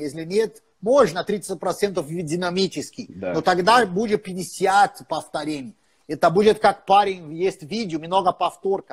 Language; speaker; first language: Russian; non-native, fluent; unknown